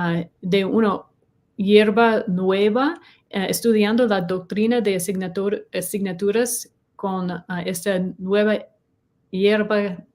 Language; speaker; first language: Spanish; non-native, learner; English